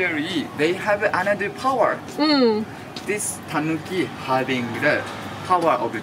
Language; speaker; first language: English; non-native, learner; Japanese